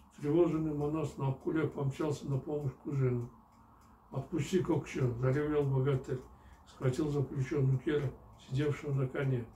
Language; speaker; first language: Russian; non-native, local second language; Kyrgyz